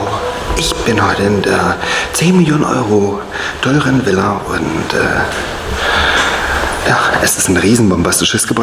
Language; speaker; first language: German; native; German